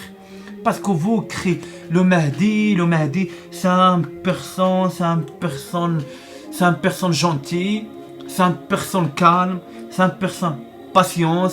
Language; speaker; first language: French; non-native, learner; Arabic